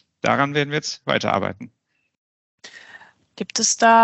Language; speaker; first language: German; native; German